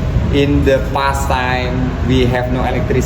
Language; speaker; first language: English; non-native, learner; Indonesian